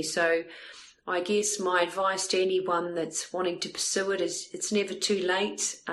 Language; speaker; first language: English; native; English